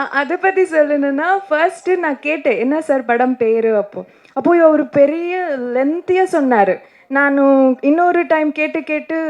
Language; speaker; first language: Tamil; non-native, learner; Kannada